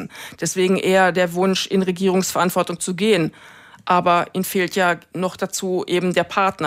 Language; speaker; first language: German; native; German